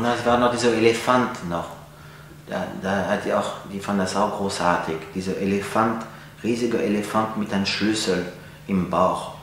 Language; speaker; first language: German; non-native, fluent; French